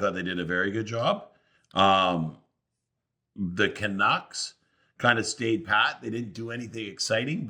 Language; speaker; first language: English; native; English